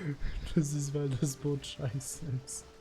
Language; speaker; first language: German; native; German